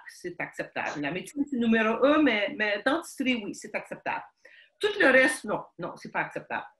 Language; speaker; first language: French; early bilingual, other home language; Ukrainian